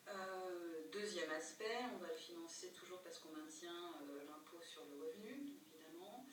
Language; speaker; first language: French; native; French